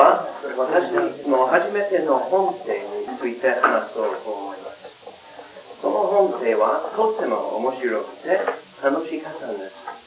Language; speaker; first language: Japanese; non-native, learner; English